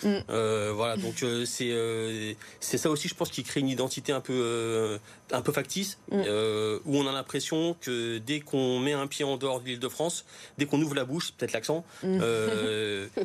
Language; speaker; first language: French; native; French